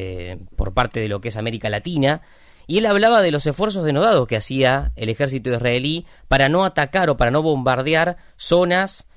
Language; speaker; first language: Spanish; native; Spanish